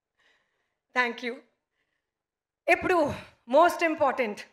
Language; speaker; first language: Telugu; non-native, learner; Hindi